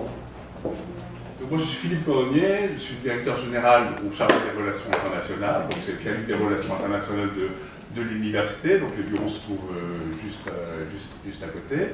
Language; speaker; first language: French; native; French